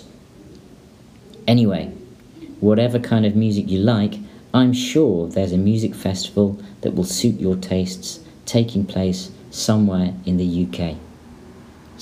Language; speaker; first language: English; native; English